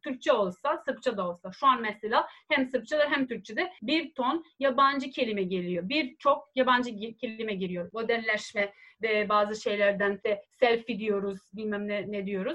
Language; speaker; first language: Turkish; non-native, fluent; Serbian